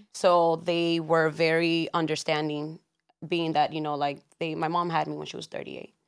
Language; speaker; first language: English; early bilingual, other home language; Spanish